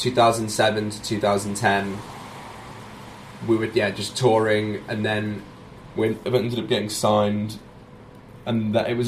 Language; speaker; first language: English; native; English